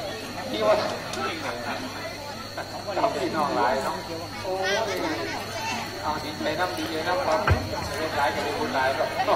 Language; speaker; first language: Thai; non-native, local second language; Northeastern Thai